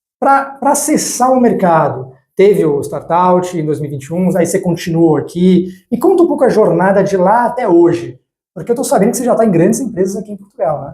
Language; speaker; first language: Portuguese; native; Portuguese